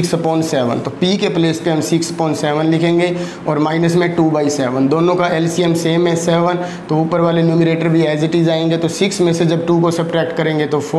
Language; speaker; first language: Hindi; native; Hindi